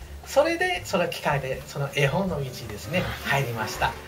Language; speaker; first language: Japanese; non-native, fluent; Chinese